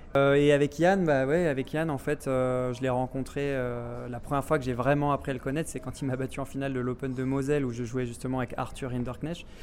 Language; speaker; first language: French; native; French